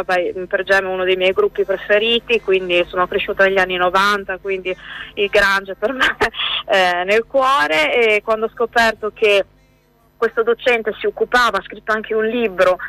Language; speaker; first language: Italian; native; Italian